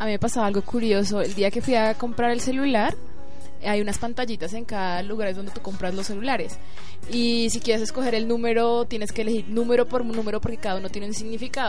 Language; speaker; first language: Spanish; native; Spanish